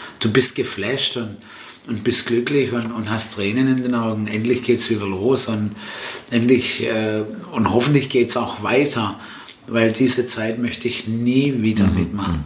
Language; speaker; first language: German; early bilingual, other home language; Italian